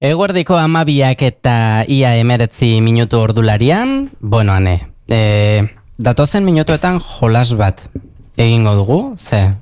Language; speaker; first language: Basque; native; Basque